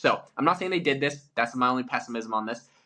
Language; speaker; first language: English; native; English